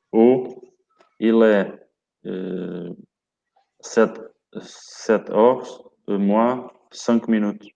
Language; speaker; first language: French; non-native, learner; Portuguese